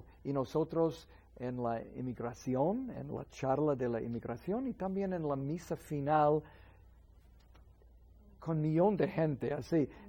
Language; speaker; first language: Spanish; non-native, fluent; English